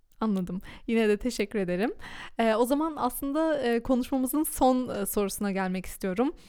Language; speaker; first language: Turkish; early bilingual, heritage; Turkish